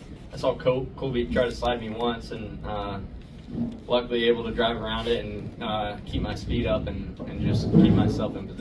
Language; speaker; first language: English; native; English